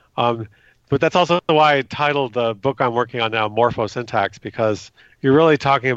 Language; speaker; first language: English; native; English